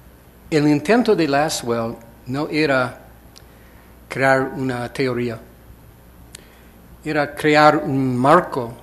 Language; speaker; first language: Spanish; non-native, fluent; English